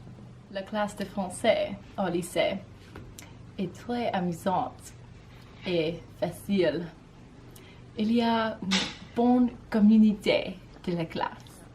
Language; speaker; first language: French; non-native, learner; English